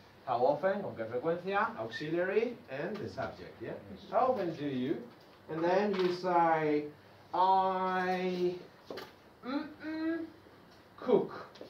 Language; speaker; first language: English; non-native, fluent; Spanish